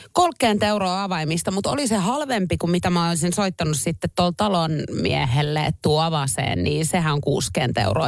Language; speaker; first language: Finnish; native; Finnish